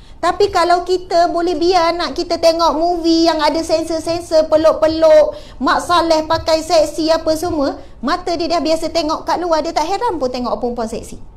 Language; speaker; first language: Malay; native; Malay